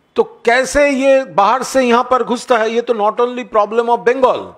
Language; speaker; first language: Hindi; non-native, local second language; Bangla